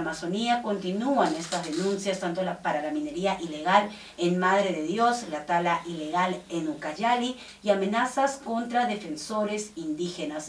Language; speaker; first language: Spanish; native; Spanish